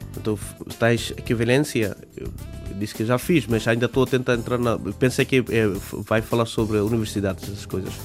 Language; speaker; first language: Portuguese; non-native, learner; Bangla